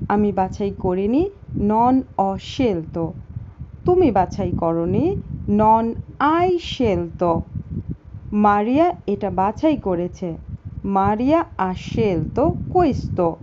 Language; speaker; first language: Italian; non-native, fluent; Bangla